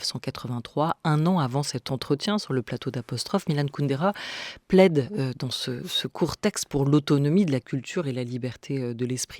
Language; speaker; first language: French; native; French